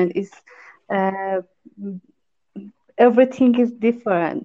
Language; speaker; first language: English; non-native, learner; Persian